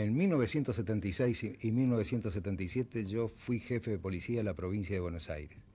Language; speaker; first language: Spanish; native; Spanish